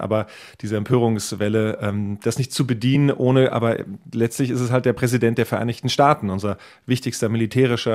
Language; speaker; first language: German; native; German